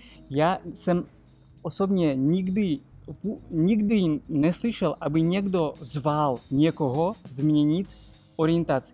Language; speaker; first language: Czech; non-native, fluent; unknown